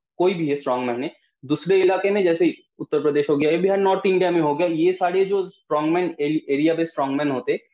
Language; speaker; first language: Hindi; non-native, local second language; Bangla